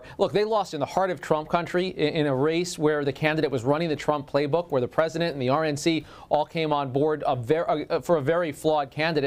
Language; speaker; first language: English; native; English